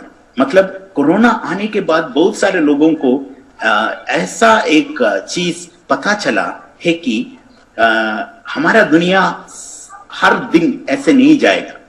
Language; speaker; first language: Hindi; non-native, fluent; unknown